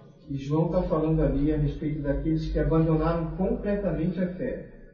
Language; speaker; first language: Portuguese; native; Portuguese